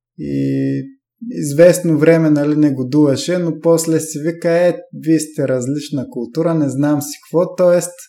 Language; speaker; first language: Bulgarian; native; Bulgarian